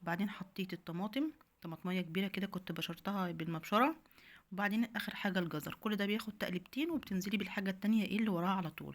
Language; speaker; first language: Arabic; native; Arabic